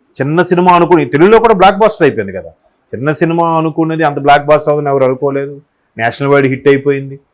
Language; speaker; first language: Telugu; native; Telugu